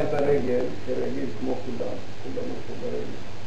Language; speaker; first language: Hebrew; early bilingual, other home language; Arabic